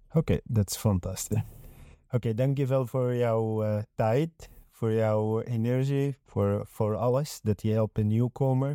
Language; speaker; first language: Dutch; non-native, learner; Arabic